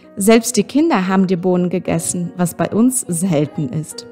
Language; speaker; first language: German; non-native, fluent; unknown